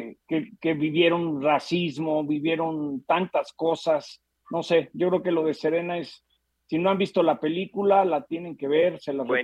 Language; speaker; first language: Spanish; native; Spanish